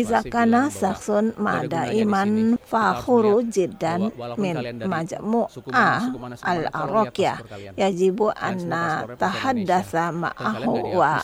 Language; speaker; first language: Arabic; non-native, fluent; Indonesian